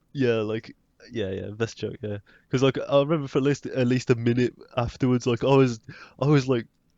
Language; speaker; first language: English; native; English